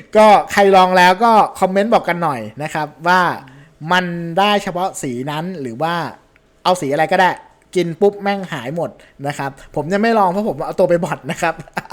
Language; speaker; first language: Thai; native; Thai